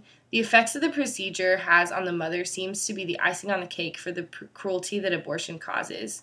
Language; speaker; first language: English; native; English